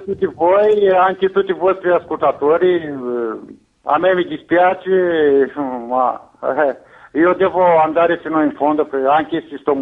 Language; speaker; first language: Italian; non-native, fluent; Romanian